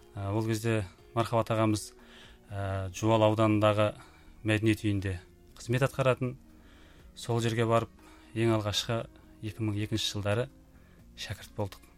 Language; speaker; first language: Kazakh; native; Kazakh